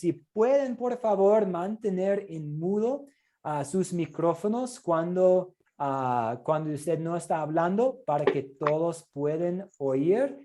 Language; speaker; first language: Spanish; non-native, fluent; English